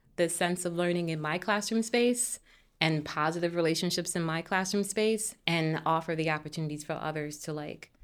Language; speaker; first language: English; native; English